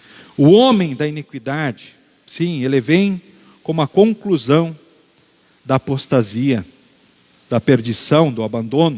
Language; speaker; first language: Portuguese; native; Portuguese